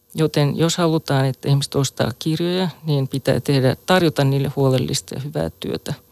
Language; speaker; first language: Finnish; native; Finnish